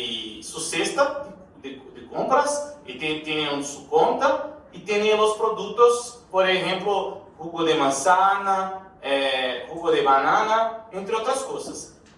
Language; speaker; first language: Spanish; non-native, learner; Portuguese